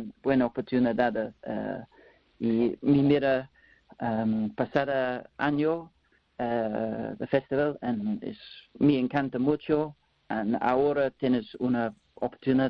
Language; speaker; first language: Spanish; non-native, learner; English